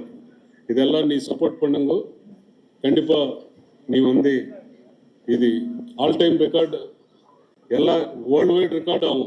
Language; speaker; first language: Tamil; non-native, learner; Telugu